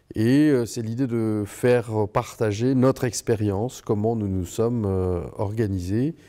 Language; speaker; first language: French; native; French